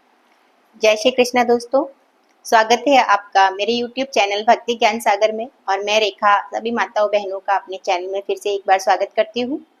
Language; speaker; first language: Hindi; native; Hindi